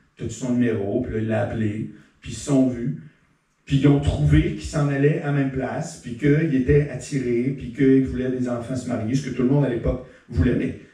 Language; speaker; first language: French; native; French